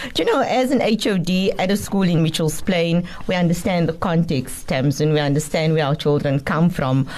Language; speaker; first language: English; native; English